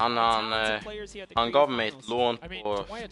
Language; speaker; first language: Swedish; early bilingual, other home language; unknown